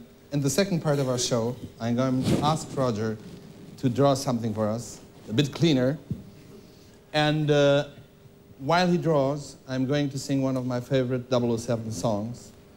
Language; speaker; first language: English; non-native, fluent; Portuguese